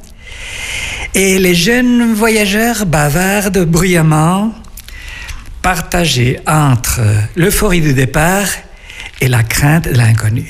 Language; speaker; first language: French; non-native, fluent; Spanish